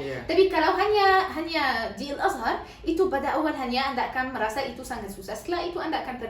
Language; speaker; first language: Indonesian; non-native, learner; Arabic